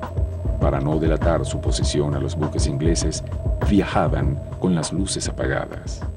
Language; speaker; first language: Spanish; native; Spanish